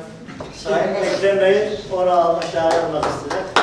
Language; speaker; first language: Turkish; native; Turkish